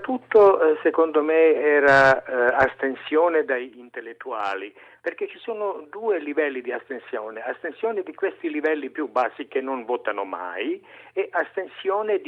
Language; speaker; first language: Italian; non-native, fluent; Serbian